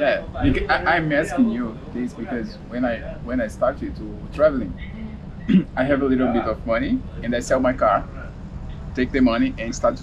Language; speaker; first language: English; non-native, learner; Portuguese